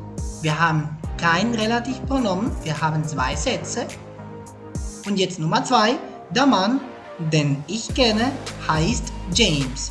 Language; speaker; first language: German; non-native, fluent; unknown